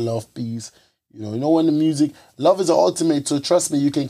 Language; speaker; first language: English; non-native, local second language; Ewe